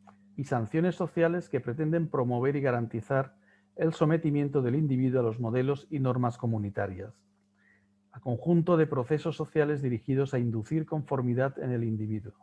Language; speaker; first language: Spanish; native; Spanish